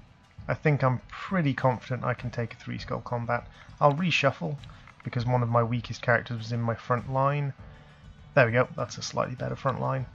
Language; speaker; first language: English; native; English